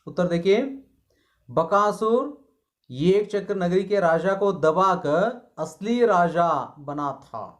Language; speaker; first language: Hindi; non-native, local second language; Kannada